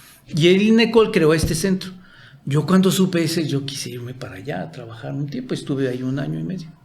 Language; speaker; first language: Spanish; native; Spanish